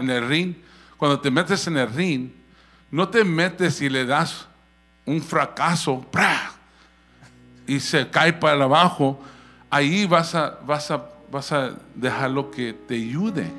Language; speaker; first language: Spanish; early bilingual, heritage; Spanish